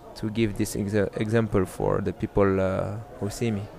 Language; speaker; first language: English; non-native, fluent; French